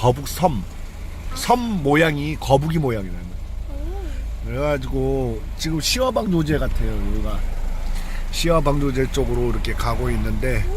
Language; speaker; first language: Korean; native; Korean